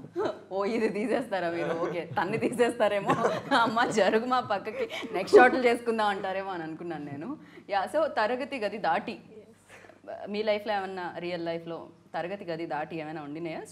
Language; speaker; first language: Telugu; native; Telugu